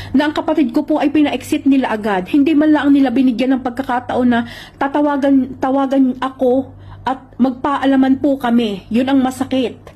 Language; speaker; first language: Filipino; native; Filipino